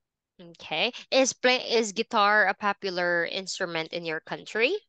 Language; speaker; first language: English; non-native, fluent; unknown